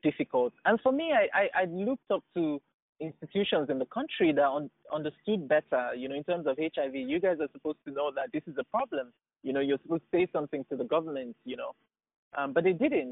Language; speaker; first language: English; non-native, local second language; Igbo